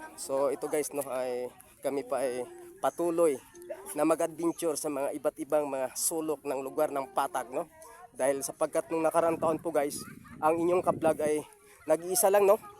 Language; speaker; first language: Filipino; native; Filipino